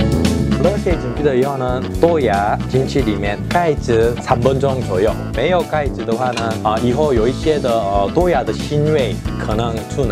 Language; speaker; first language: Chinese; non-native, learner; Korean